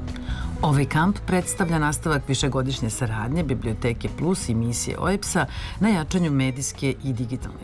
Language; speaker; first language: Serbian; native; Serbian